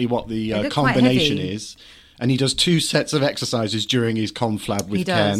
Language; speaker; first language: English; native; English